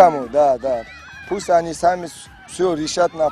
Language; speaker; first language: Russian; non-native, fluent; Uzbek